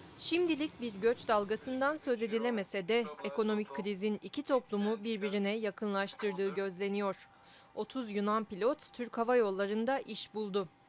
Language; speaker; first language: Turkish; native; Turkish